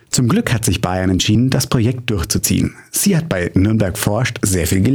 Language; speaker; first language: German; native; German